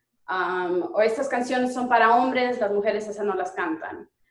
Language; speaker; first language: Spanish; early bilingual, heritage; Spanish